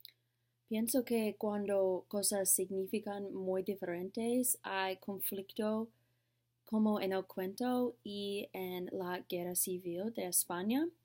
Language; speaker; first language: Spanish; non-native, learner; English